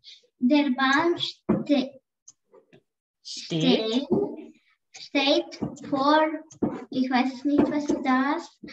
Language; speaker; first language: German; non-native, learner; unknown